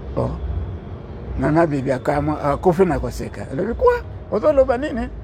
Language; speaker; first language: Lingala; non-native, local second language; Kongo